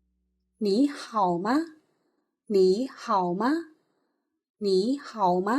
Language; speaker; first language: Chinese; non-native, fluent; Khmer